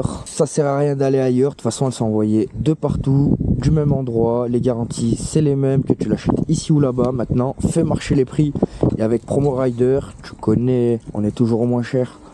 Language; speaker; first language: French; native; French